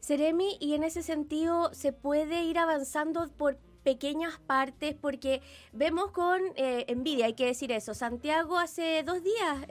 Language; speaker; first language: Spanish; native; Spanish